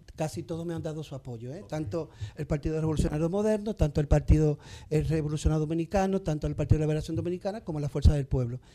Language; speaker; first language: Spanish; native; Spanish